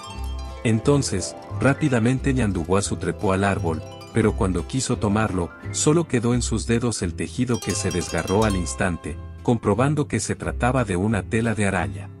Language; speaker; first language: Spanish; native; Spanish